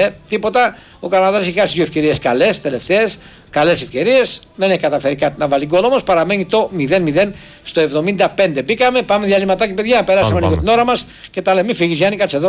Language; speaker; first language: Greek; native; Greek